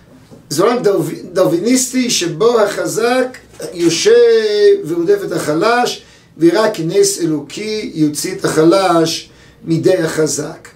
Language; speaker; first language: Hebrew; native; Hebrew